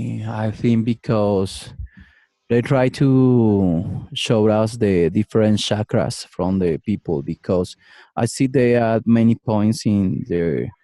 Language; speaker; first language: English; non-native, learner; Spanish